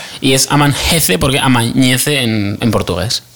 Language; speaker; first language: Spanish; native; Spanish